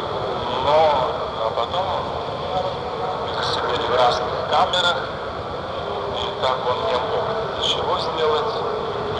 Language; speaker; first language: Russian; non-native, fluent; Lithuanian